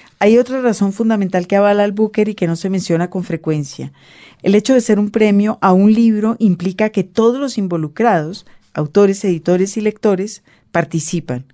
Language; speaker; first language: Spanish; native; Spanish